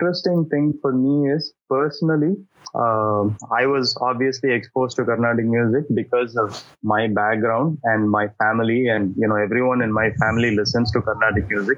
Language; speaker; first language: English; non-native, local second language; Tamil